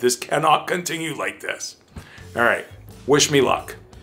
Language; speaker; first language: English; early bilingual, other home language; Greek